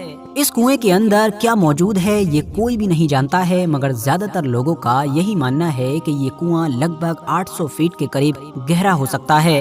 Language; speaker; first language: Hindi; native; Hindi